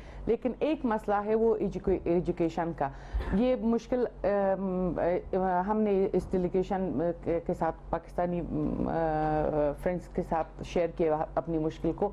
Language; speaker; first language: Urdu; non-native, fluent; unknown